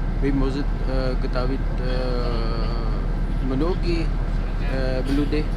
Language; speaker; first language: Russian; non-native, learner; Turkish